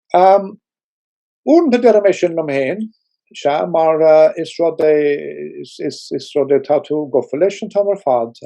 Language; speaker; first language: Irish; non-native, local second language; English